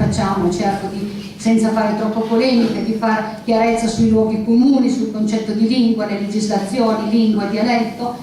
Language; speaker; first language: Italian; non-native, local second language; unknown